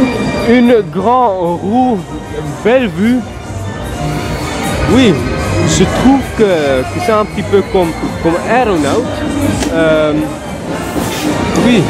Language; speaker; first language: French; non-native, learner; Dutch